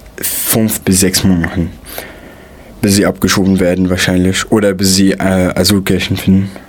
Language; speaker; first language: German; non-native, fluent; Arabic